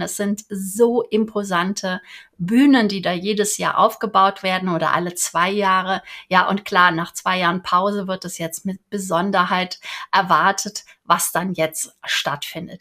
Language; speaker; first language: German; native; German